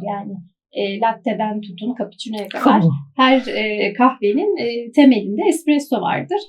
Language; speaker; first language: Turkish; native; Turkish